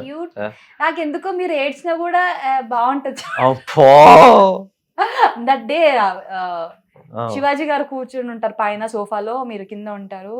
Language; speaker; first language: Telugu; native; Telugu